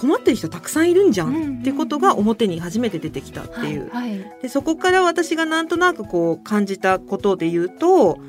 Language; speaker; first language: Japanese; native; Japanese